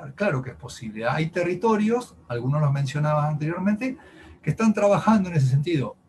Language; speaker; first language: Spanish; native; Spanish